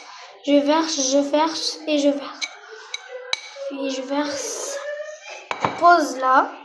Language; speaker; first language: French; non-native, local second language; Arabic